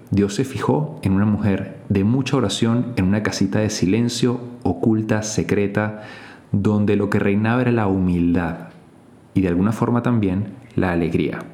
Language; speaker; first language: Spanish; native; Spanish